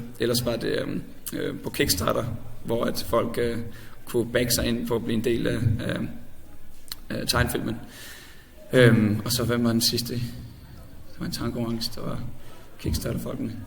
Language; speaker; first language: Danish; native; Danish